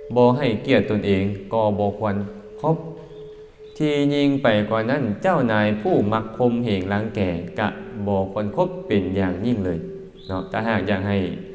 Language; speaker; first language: Thai; non-native, local second language; Northeastern Thai